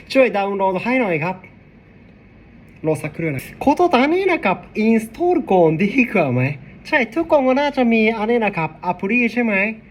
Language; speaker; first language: Thai; non-native, learner; Japanese